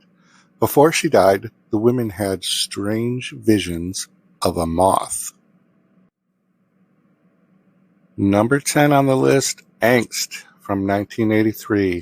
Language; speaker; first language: English; native; English